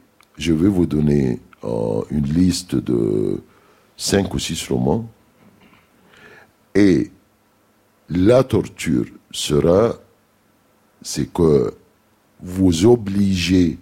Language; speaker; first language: French; non-native, fluent; Arabic